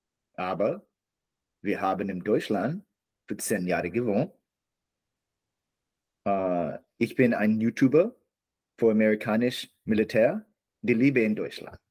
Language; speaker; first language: German; non-native, learner; English